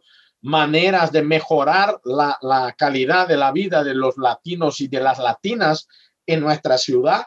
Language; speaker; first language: Spanish; non-native, fluent; Portuguese